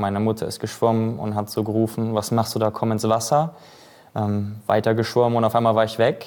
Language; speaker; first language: German; native; German